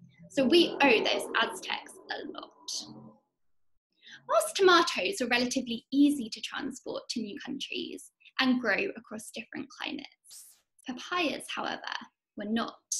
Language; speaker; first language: English; native; English